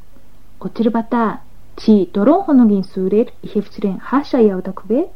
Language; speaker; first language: Japanese; non-native, learner; Russian